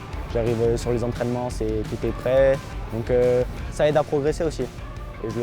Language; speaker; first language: French; native; French